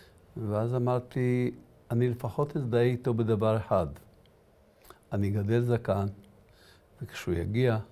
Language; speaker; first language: Hebrew; early bilingual, other home language; Arabic